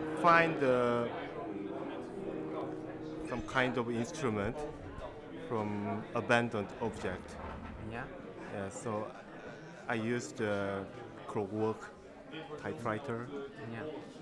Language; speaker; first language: English; non-native, learner; Korean